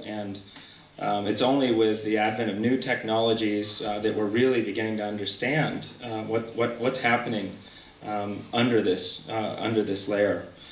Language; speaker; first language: English; native; English